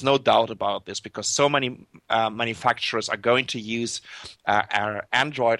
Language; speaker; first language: English; non-native, fluent; German